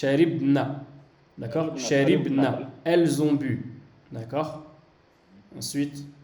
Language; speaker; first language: French; native; French